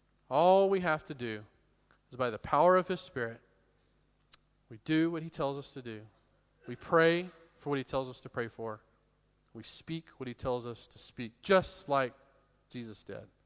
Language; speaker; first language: English; native; English